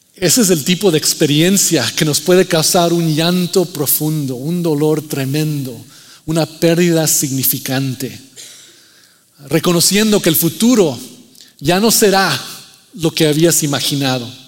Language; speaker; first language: Spanish; early bilingual, heritage; Spanish